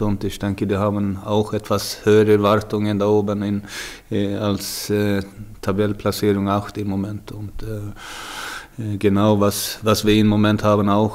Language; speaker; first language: German; non-native, fluent; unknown